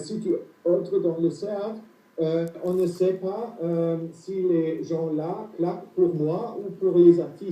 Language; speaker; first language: French; non-native, fluent; German